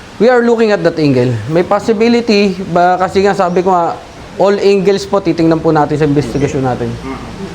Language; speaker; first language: Filipino; native; Filipino